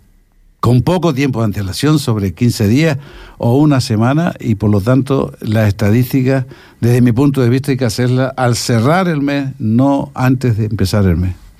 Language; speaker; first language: Spanish; native; Spanish